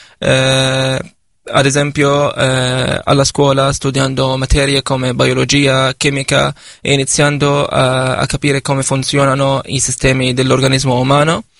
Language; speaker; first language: Italian; non-native, fluent; Arabic